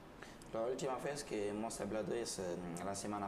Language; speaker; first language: Spanish; non-native, learner; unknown